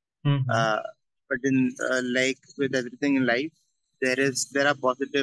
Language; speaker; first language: English; non-native, local second language; Malayalam